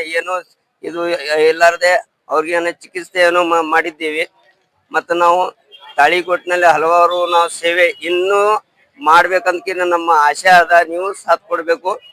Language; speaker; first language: Kannada; non-native, local second language; Urdu